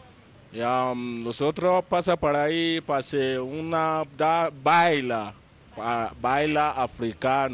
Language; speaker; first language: Spanish; non-native, learner; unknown